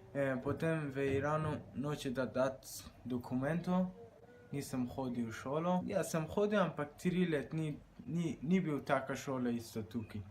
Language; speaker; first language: Slovenian; non-native, learner; Persian